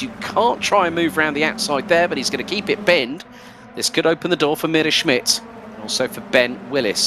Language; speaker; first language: English; native; English